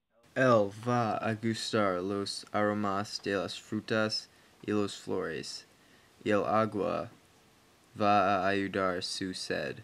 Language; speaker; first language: Spanish; non-native, learner; English